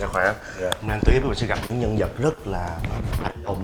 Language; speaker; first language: Vietnamese; native; Vietnamese